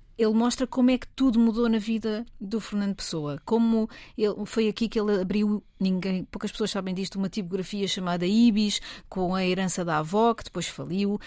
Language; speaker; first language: Portuguese; native; Portuguese